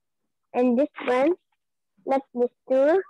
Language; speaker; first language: English; non-native, learner; Arabic